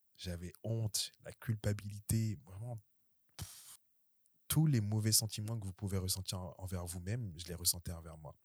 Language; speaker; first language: French; early bilingual, other home language; Haitian Creole